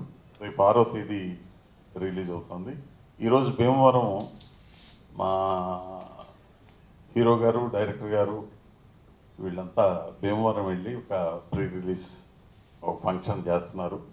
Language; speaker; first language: Telugu; native; Telugu